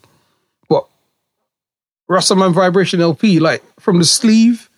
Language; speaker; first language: English; native; English